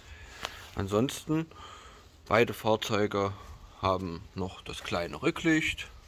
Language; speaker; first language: German; native; German